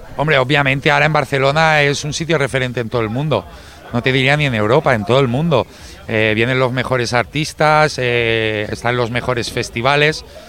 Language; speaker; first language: Spanish; native; Spanish